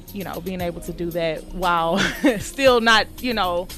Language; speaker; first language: English; native; English